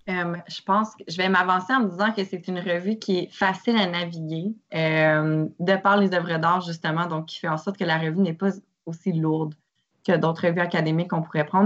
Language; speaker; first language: French; native; French